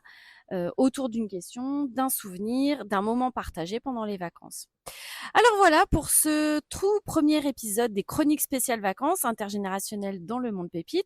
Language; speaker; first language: French; native; French